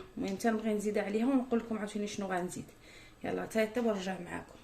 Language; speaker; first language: Arabic; native; Arabic